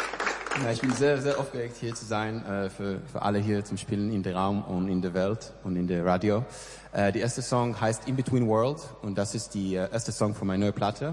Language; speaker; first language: German; non-native, learner; English